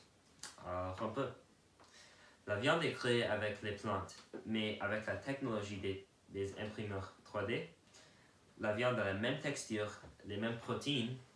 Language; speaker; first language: French; non-native, learner; English